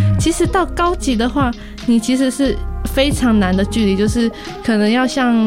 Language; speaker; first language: Chinese; non-native, local second language; Amis